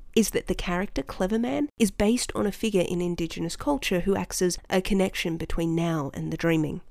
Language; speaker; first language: English; native; English